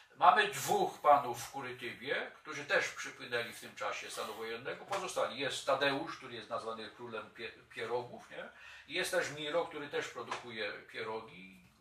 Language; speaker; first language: Polish; native; Polish